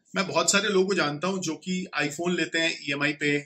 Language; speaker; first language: Hindi; native; Hindi